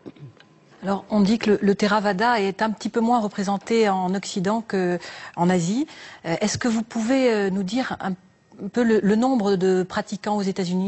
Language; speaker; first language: French; native; French